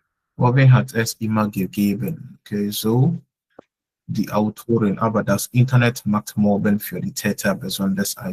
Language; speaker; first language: German; non-native, fluent; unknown